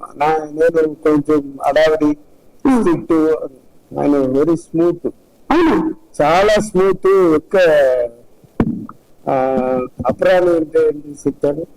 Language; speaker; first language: Telugu; non-native, learner; Tamil